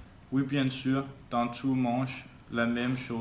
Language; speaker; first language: French; non-native, learner; Danish